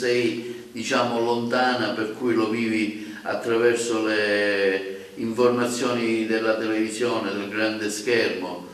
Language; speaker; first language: Italian; native; Italian